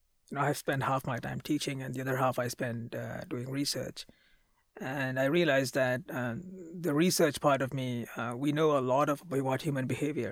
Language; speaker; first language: English; non-native, local second language; Malayalam